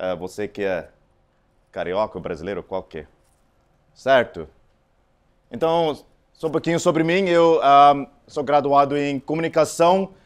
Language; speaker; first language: Portuguese; non-native, fluent; Afrikaans